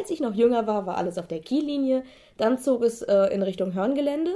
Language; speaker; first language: German; native; German